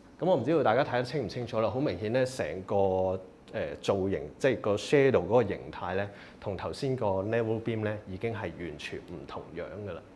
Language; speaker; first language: Cantonese; native; Cantonese